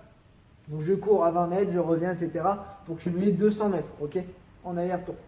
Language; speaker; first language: French; native; French